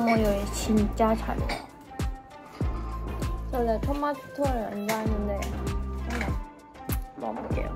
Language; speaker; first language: Korean; non-native, fluent; Thai